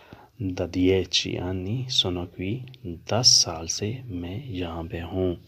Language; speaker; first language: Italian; non-native, fluent; Urdu